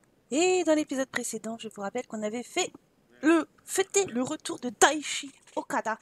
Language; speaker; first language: French; native; French